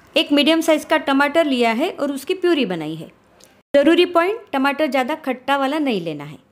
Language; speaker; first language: Hindi; non-native, local second language; Marathi